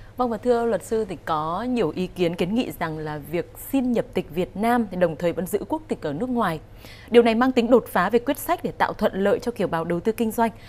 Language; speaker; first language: Vietnamese; native; Vietnamese